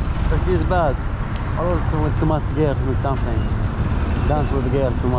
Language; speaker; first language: English; non-native, learner; Arabic